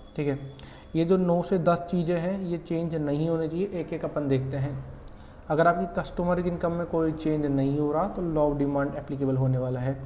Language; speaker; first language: Hindi; native; Hindi